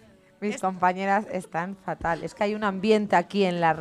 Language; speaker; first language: Spanish; native; Spanish